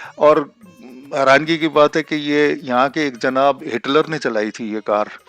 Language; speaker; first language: Hindi; non-native, local second language; Punjabi